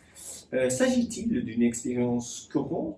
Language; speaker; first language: French; non-native, fluent; English